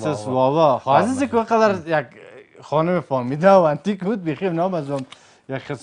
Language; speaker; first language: Persian; native; Persian